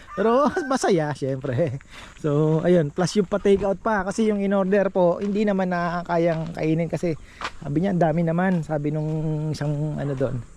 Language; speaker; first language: Filipino; native; Filipino